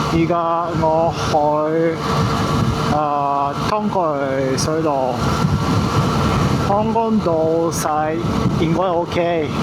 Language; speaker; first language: Chinese; non-native, learner; Japanese